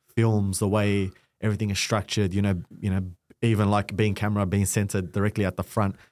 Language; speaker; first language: English; native; English